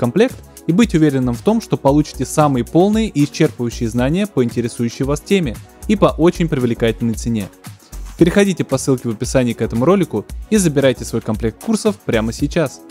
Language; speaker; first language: Russian; native; Russian